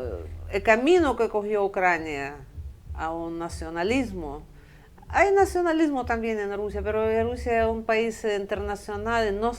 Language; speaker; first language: Spanish; non-native, fluent; Russian